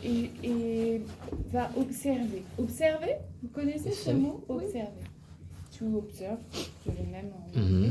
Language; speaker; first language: French; native; French